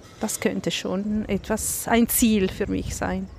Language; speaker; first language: German; non-native, local second language; Italian